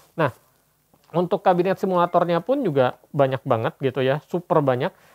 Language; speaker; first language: Indonesian; native; Indonesian